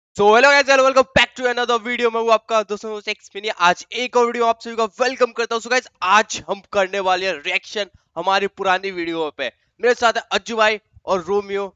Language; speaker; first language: Hindi; native; Hindi